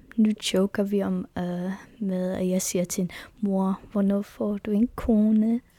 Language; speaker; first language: Danish; non-native, local second language; Kalaallisut